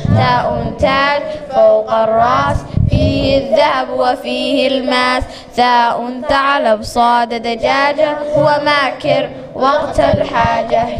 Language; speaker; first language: Arabic; non-native, learner; Somali